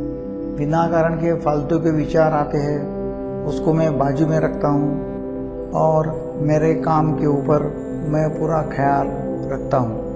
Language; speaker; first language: Hindi; non-native, local second language; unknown